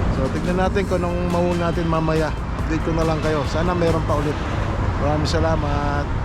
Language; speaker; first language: Filipino; non-native, local second language; Iloko